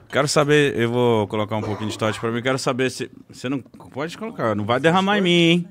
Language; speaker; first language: Portuguese; native; Portuguese